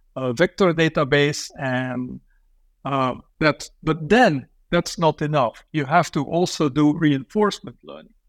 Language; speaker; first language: English; non-native, fluent; Dutch